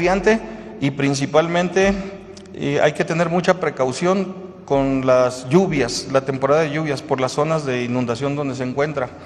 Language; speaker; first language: Spanish; native; Spanish